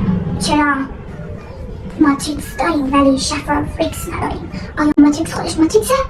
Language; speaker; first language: Persian; native; Persian